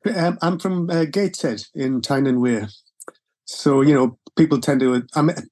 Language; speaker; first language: English; native; English